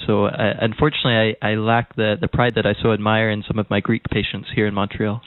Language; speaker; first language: English; native; English